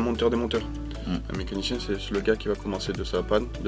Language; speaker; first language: French; native; French